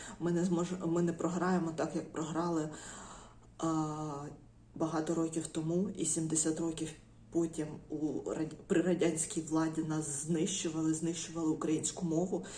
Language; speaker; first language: Ukrainian; non-native, local second language; Russian